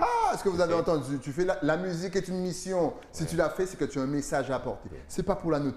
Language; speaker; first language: French; native; French